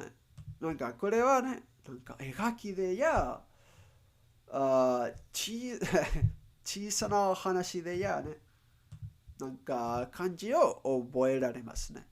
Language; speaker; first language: Japanese; non-native, learner; Spanish